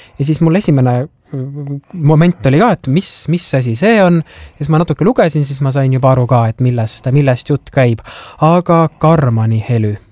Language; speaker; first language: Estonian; native; Estonian